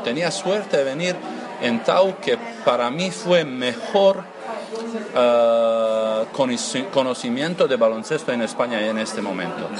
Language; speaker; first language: Spanish; non-native, learner; Croatian